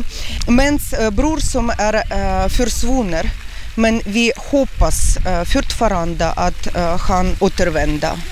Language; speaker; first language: Swedish; non-native, learner; Ukrainian